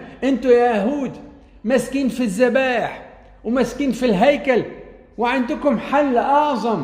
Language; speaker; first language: Arabic; native; Arabic